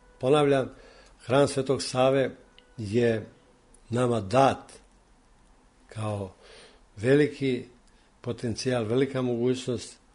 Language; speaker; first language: Serbian; native; Serbian